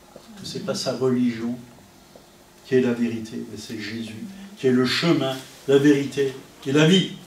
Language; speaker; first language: French; non-native, fluent; Italian